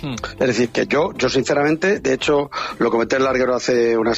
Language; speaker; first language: Spanish; native; Spanish